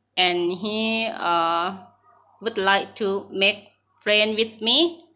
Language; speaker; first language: English; non-native, learner; Thai